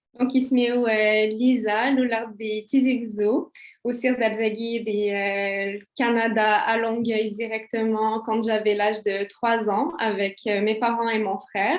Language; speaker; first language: French; early bilingual, other home language; Kabyle